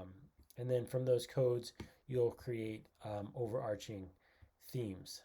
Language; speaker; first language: English; native; English